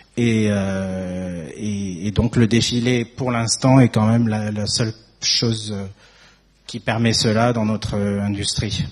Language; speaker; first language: French; native; French